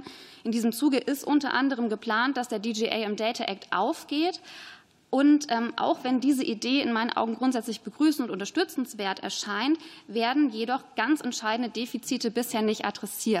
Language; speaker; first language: German; native; German